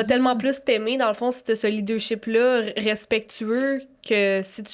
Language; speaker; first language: French; native; French